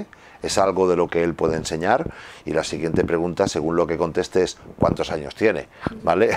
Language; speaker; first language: Spanish; native; Spanish